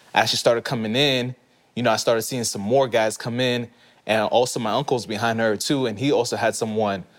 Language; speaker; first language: English; early bilingual, other home language; Haitian Creole